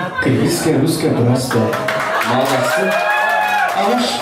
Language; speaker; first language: Russian; non-native, local second language; Kyrgyz